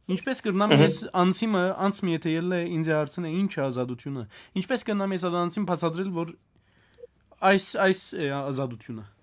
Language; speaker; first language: Armenian; native; Armenian